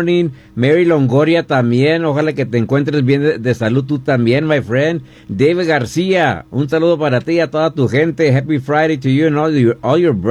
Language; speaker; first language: Spanish; early bilingual, heritage; Spanish